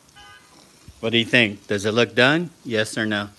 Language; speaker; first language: English; native; English